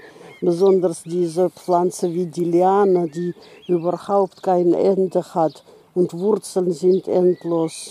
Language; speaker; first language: German; non-native, local second language; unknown